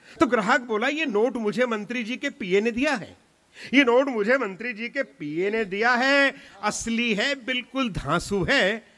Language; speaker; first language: Hindi; non-native, local second language; Punjabi